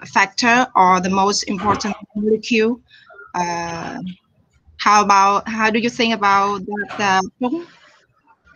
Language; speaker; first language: English; non-native, fluent; Vietnamese